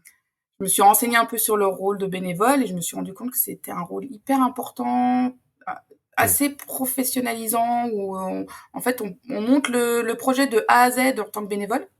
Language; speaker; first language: French; native; French